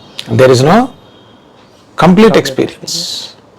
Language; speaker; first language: English; non-native, local second language; Telugu